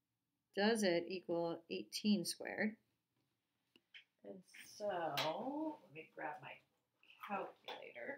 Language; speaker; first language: English; native; English